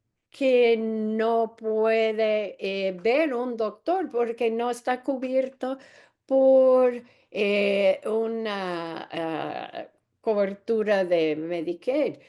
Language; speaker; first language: Spanish; non-native, fluent; English